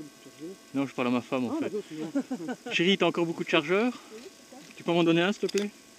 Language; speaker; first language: French; native; French